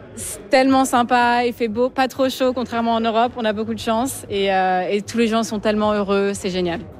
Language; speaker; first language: French; non-native, fluent; German